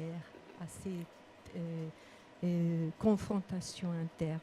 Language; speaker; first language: French; non-native, fluent; Spanish